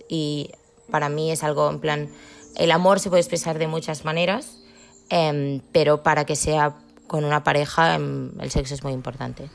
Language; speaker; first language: Spanish; native; Spanish